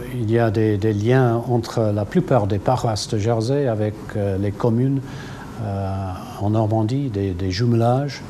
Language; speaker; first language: French; non-native, local second language; English